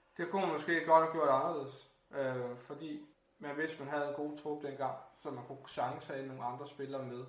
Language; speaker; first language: Danish; native; Danish